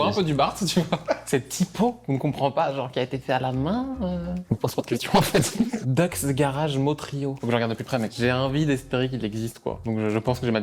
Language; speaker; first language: French; native; French